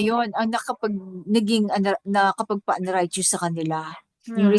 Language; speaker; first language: Filipino; native; Filipino